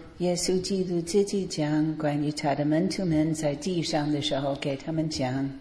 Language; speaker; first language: Chinese; native; Chinese